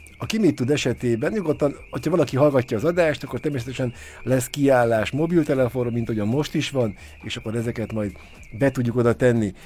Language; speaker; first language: Hungarian; native; Hungarian